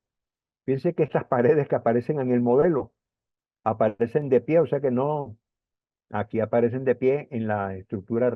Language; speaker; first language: Spanish; native; Spanish